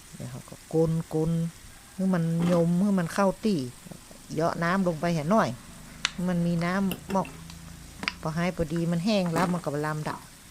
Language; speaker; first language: Thai; native; Thai